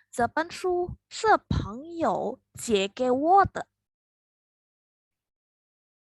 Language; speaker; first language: Chinese; non-native, fluent; Indonesian